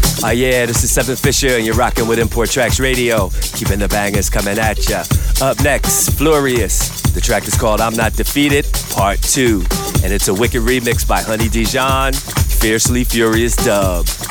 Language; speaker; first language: English; native; English